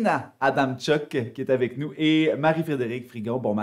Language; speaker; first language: French; native; French